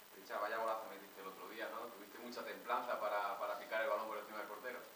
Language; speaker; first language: Spanish; native; Spanish